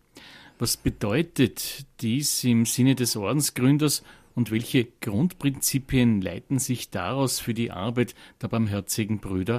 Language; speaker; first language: German; native; German